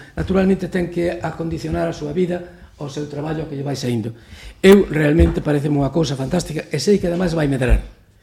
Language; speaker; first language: Galician; non-native, local second language; Spanish